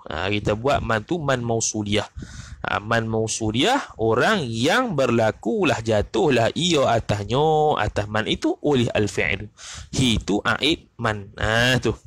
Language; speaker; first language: Malay; native; Malay